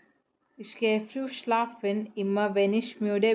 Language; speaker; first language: German; non-native, fluent; Malayalam